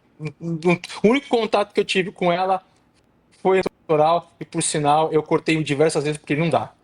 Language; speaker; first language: Portuguese; native; Portuguese